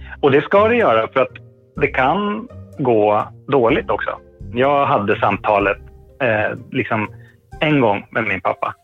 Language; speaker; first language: Swedish; native; Swedish